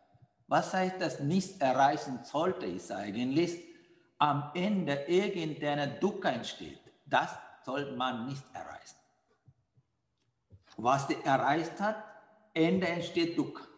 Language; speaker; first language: German; non-native, fluent; Sinhala